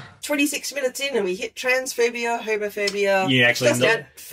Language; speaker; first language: English; native; English